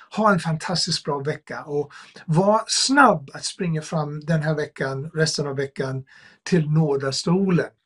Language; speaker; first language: Swedish; non-native, fluent; English